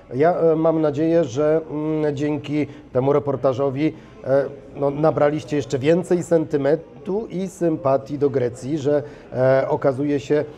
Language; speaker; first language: Polish; native; Polish